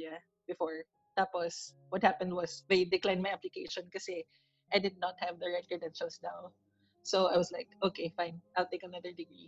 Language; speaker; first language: English; non-native, local second language; Filipino